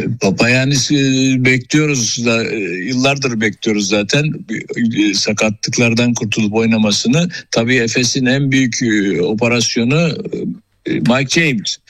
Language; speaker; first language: Turkish; native; Turkish